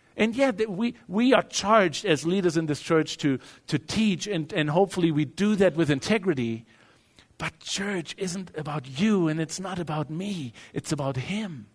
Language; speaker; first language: English; non-native, fluent; German